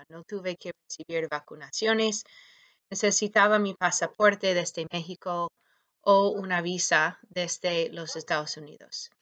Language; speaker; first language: Spanish; non-native, fluent; English